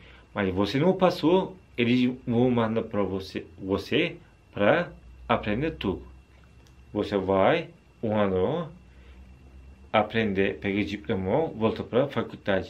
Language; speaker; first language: Portuguese; non-native, learner; Turkish